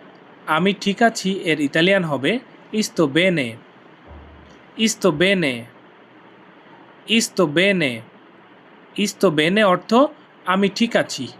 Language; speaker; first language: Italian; non-native, fluent; Bangla